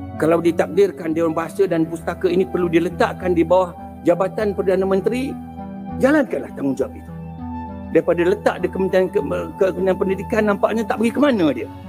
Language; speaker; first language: Malay; native; Malay